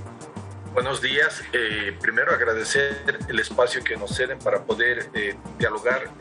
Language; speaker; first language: Spanish; native; Spanish